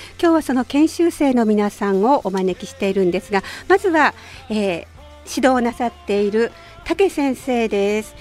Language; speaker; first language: Japanese; native; Japanese